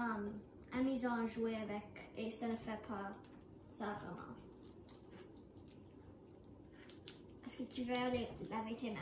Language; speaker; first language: French; non-native, local second language; English